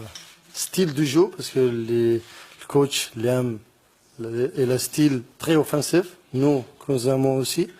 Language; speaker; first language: French; non-native, learner; Arabic